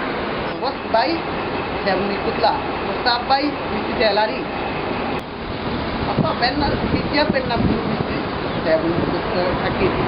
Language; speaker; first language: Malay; non-native, learner; Bangla